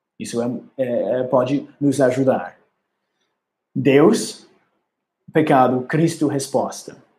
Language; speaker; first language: Portuguese; non-native, learner; English